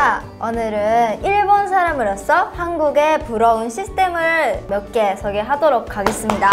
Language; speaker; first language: Korean; non-native, fluent; Japanese